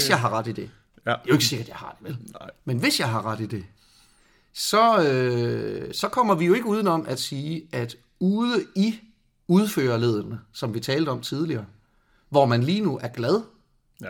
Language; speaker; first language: Danish; native; Danish